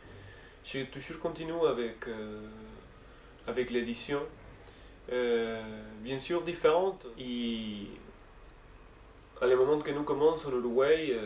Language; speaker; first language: French; non-native, learner; Spanish